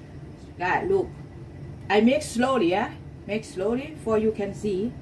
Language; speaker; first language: English; non-native, learner; Thai